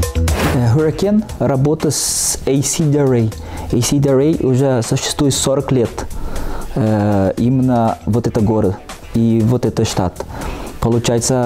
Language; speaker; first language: Russian; non-native, fluent; Portuguese